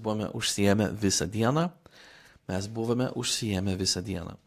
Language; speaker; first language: Lithuanian; non-native, fluent; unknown